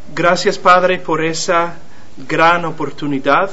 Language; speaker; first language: Spanish; non-native, learner; English